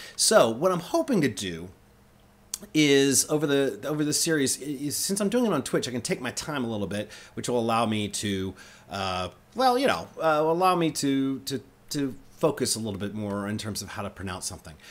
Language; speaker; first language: English; native; English